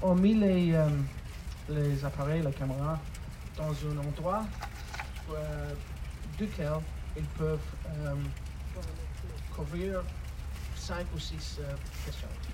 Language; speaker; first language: French; non-native, fluent; English